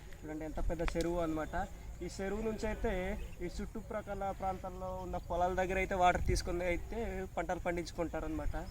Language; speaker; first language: Telugu; non-native, local second language; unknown